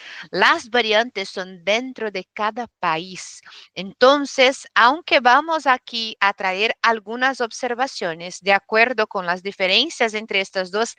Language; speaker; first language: Spanish; non-native, fluent; Portuguese